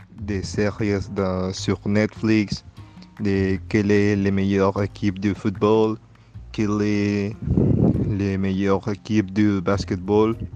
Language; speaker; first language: French; non-native, learner; Spanish